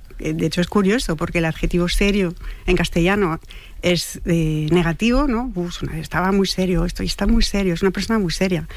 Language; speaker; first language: Spanish; non-native, fluent; French